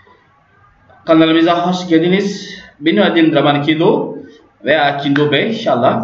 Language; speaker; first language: Turkish; non-native, learner; French